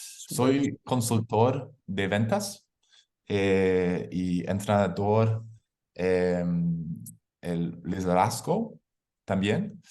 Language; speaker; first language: Spanish; non-native, learner; English